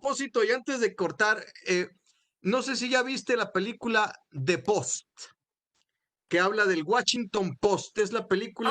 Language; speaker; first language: Spanish; native; Spanish